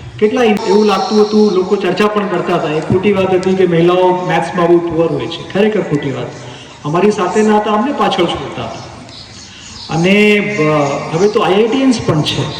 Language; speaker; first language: Gujarati; non-native, local second language; Hindi